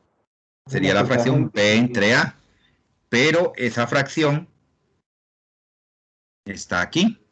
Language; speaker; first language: Spanish; native; Spanish